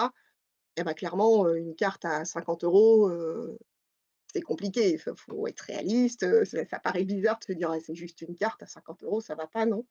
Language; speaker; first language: French; native; French